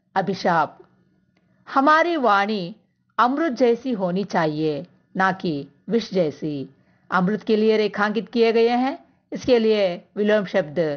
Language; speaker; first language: Hindi; non-native, local second language; Telugu